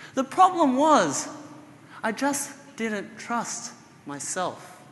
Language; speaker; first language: English; native; English